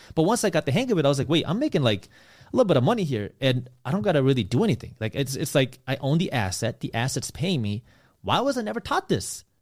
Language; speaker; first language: English; early bilingual, other home language; Punjabi